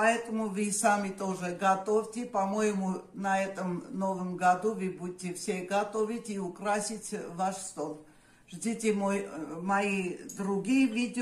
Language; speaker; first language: Russian; non-native, local second language; Armenian